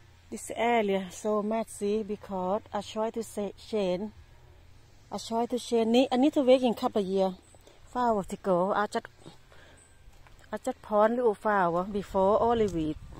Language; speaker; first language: English; non-native, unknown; Thai